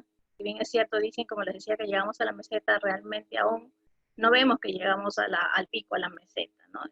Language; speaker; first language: Spanish; native; Spanish